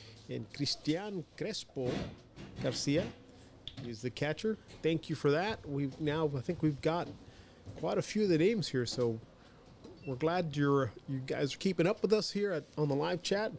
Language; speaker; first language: English; native; English